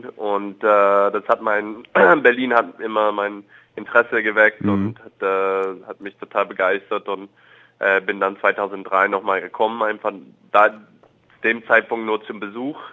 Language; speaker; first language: German; non-native, fluent; English